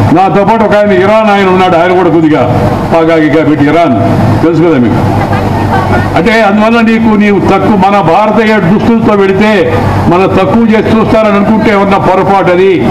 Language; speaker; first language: Telugu; native; Telugu